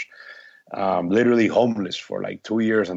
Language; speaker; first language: English; early bilingual, other home language; Spanish